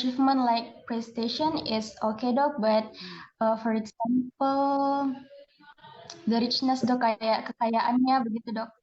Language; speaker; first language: English; non-native, learner; Indonesian